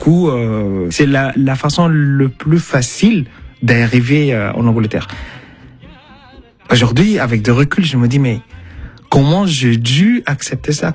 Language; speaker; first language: French; non-native, fluent; Arabic